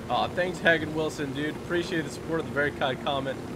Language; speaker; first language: English; native; English